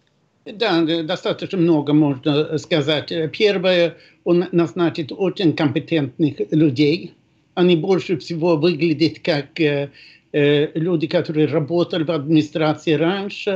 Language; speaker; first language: Russian; non-native, fluent; Swedish